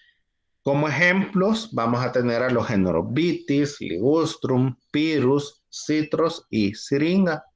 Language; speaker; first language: Spanish; native; Spanish